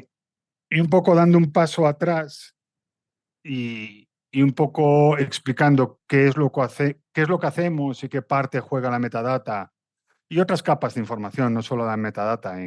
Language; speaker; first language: Spanish; native; Spanish